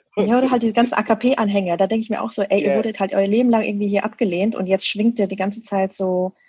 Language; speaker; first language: German; early bilingual, other home language; Vietnamese